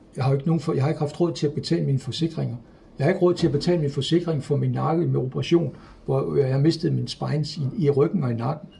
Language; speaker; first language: Danish; native; Danish